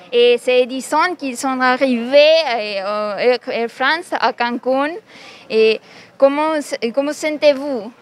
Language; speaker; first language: French; non-native, learner; Spanish